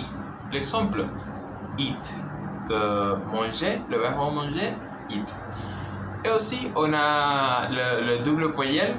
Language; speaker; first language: French; non-native, learner; Spanish